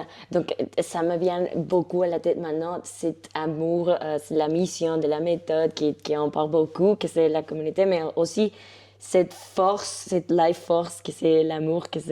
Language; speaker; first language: French; non-native, fluent; Spanish